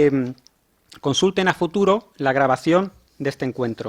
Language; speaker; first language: Spanish; native; Spanish